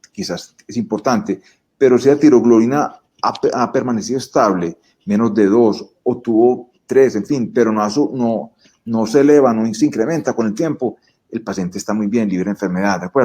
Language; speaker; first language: Spanish; native; Spanish